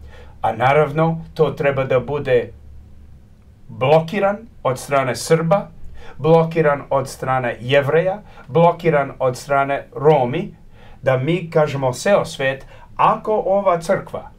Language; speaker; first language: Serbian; early bilingual, heritage; Croatian